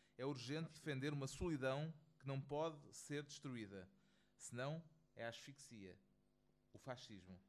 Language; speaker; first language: Portuguese; native; Portuguese